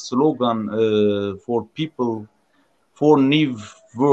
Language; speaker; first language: English; non-native, fluent; Turkish